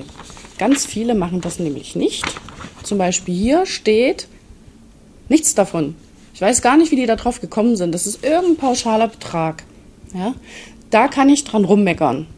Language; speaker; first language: German; native; German